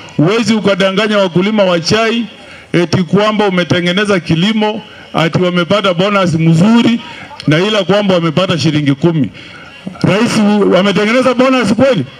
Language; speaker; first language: Swahili; non-native, local second language; Gusii